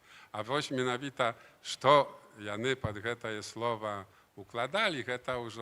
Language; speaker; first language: Polish; non-native, learner; Belarusian